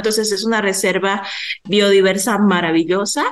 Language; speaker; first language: Spanish; native; Spanish